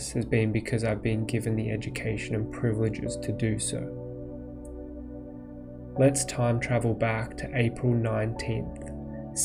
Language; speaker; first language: English; native; English